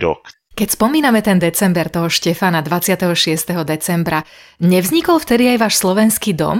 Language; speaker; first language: Slovak; native; Slovak